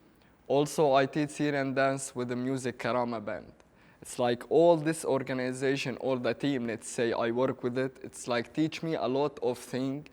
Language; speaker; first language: English; non-native, learner; Arabic